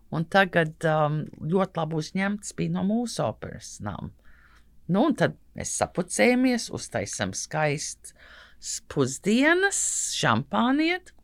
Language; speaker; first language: Latvian; early bilingual, heritage; Latvian